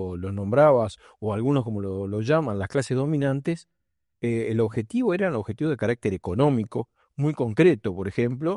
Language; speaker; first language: Spanish; native; Spanish